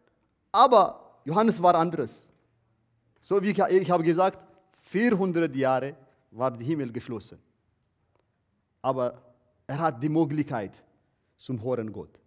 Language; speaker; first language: German; non-native, learner; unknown